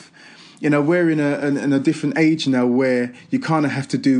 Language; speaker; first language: English; native; English